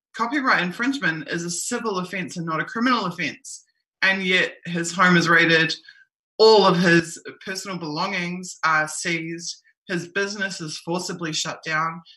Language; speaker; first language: English; native; English